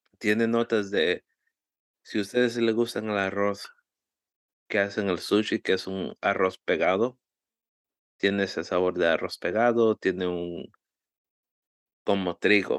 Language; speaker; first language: Spanish; early bilingual, heritage; Spanish